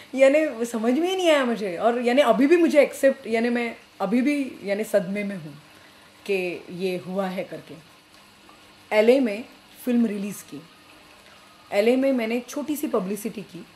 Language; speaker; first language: Hindi; non-native, local second language; Marathi